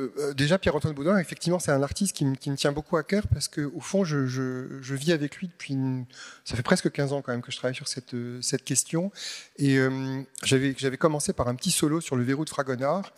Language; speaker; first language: French; native; French